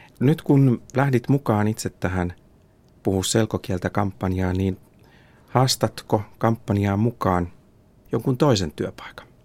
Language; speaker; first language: Finnish; native; Finnish